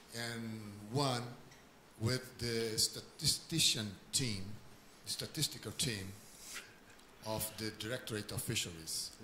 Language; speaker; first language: English; non-native, learner; Portuguese